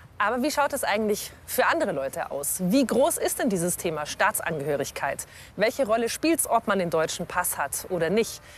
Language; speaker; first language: German; native; German